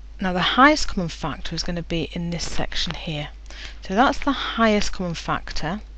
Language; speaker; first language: English; native; English